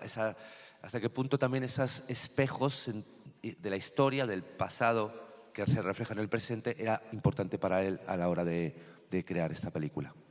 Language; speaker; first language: Spanish; native; Spanish